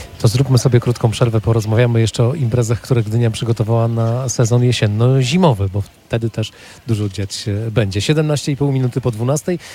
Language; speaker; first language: Polish; native; Polish